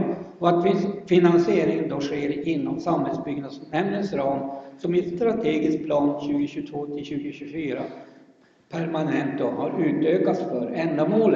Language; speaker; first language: Swedish; native; Swedish